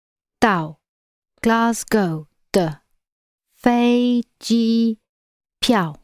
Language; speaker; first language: Chinese; non-native, learner; English